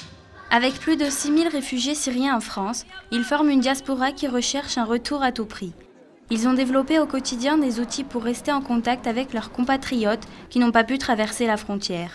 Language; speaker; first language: French; native; French